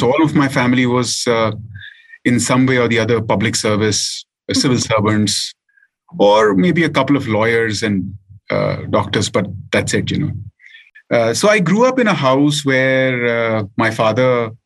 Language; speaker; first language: English; non-native, local second language; Hindi